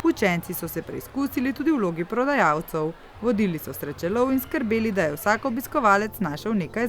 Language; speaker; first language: Slovenian; native; Slovenian